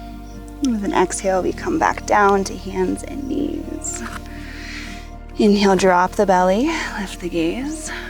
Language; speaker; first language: English; native; English